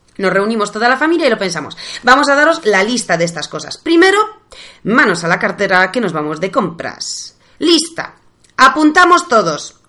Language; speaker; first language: Spanish; non-native, fluent; Polish